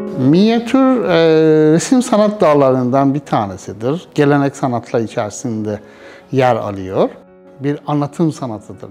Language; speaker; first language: Turkish; non-native, fluent; Persian